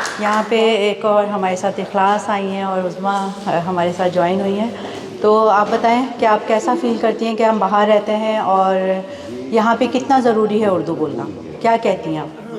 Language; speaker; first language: Urdu; native; Urdu